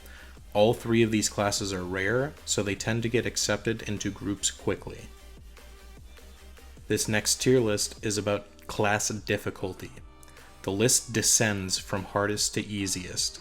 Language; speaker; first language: English; native; English